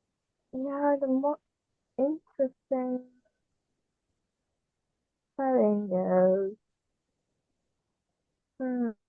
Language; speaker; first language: English; non-native, learner; Japanese